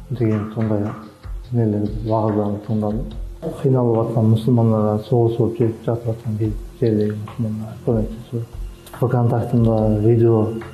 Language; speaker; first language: Kazakh; non-native, local second language; Uzbek